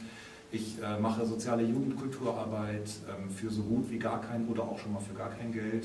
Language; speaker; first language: German; native; German